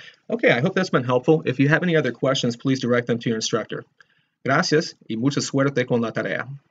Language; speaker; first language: English; native; English